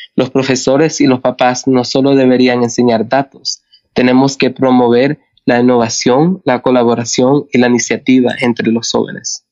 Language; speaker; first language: Spanish; early bilingual, other home language; English